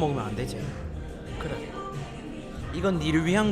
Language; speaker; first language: Korean; non-native, fluent; English